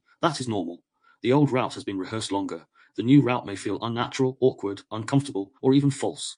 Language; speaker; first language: English; native; English